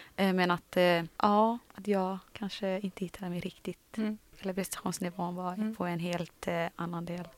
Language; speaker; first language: Swedish; early bilingual, other home language; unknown